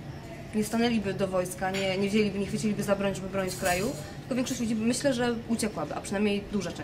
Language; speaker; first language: Polish; native; Polish